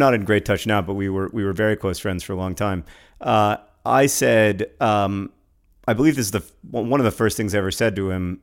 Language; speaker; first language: English; native; English